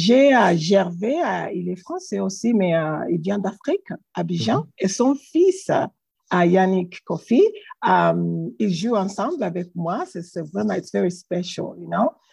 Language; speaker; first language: French; non-native, learner; English